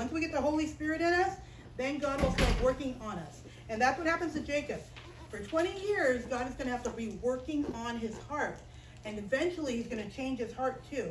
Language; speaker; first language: English; native; English